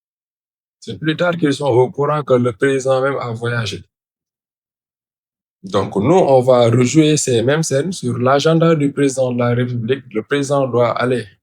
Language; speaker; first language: French; non-native, local second language; Wolof